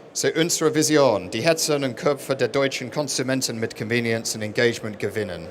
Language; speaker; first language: German; non-native, learner; English